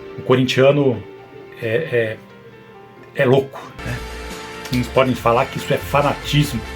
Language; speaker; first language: Portuguese; native; Portuguese